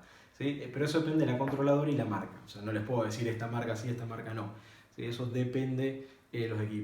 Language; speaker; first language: Spanish; native; Spanish